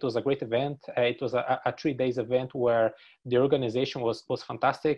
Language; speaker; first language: English; non-native, fluent; Portuguese